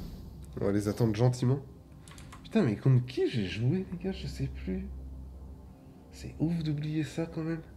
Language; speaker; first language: French; native; French